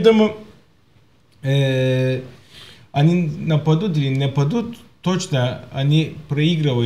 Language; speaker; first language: Russian; non-native, fluent; Turkish